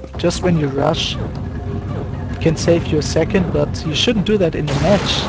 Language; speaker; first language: English; non-native, fluent; German